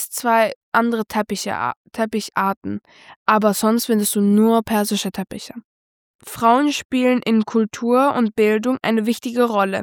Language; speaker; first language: German; early bilingual, other home language; Persian